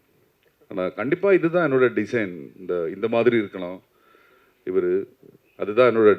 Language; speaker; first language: Tamil; non-native, learner; Malayalam